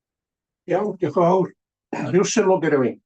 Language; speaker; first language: Welsh; native; Welsh